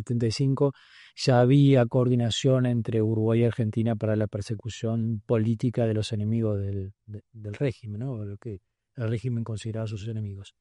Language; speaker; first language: Spanish; native; Spanish